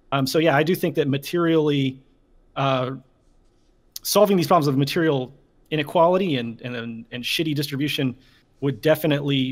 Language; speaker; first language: English; native; English